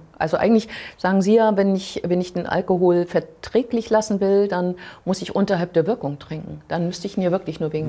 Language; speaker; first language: German; native; German